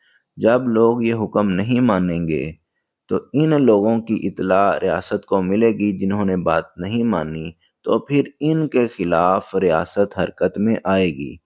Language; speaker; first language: Urdu; native; Urdu